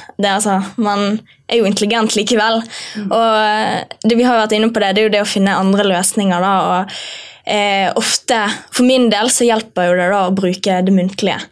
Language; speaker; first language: Norwegian; native; Norwegian